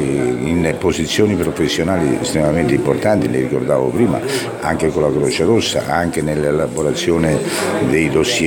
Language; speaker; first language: Italian; native; Italian